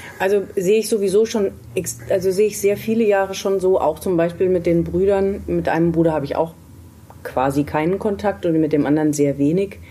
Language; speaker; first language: German; native; German